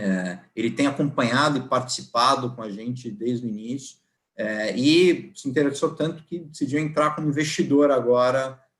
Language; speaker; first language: Portuguese; native; Portuguese